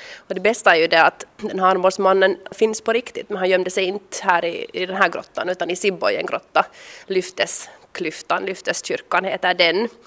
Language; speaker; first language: Swedish; native; Swedish